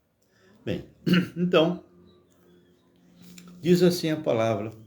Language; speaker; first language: Portuguese; native; Portuguese